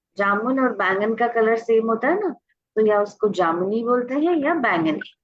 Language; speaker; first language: Hindi; native; Hindi